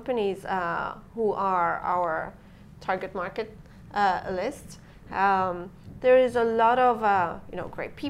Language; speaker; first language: English; non-native, fluent; Romanian